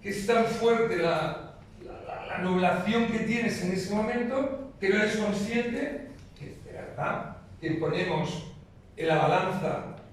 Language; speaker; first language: Spanish; native; Spanish